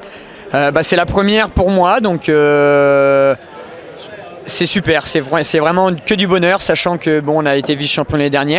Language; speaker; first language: French; native; French